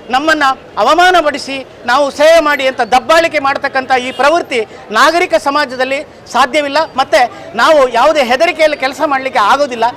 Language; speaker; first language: Kannada; native; Kannada